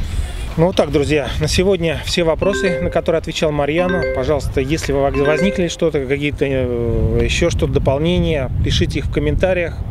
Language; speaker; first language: Russian; native; Russian